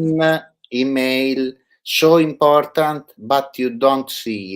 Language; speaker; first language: English; non-native, learner; Italian